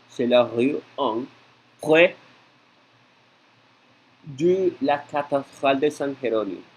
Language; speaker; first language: French; non-native, learner; Spanish